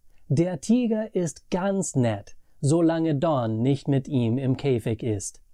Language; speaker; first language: German; non-native, fluent; English